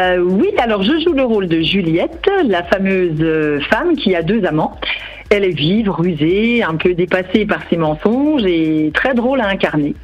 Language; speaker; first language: French; native; French